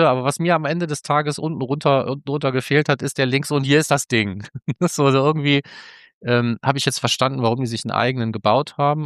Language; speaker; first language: German; native; German